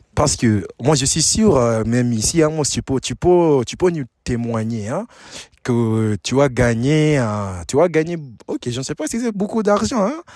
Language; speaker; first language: French; non-native, fluent; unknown